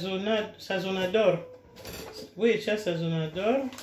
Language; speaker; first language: Spanish; non-native, learner; Lingala